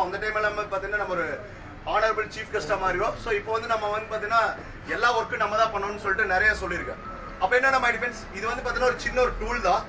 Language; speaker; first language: Tamil; native; Tamil